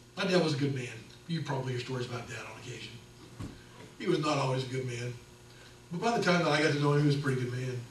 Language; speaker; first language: English; native; English